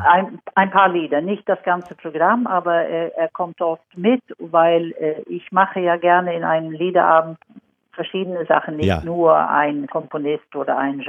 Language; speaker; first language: German; non-native, fluent; Swedish